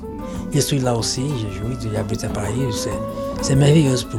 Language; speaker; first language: French; non-native, learner; Portuguese